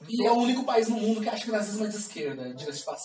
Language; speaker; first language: Portuguese; native; Portuguese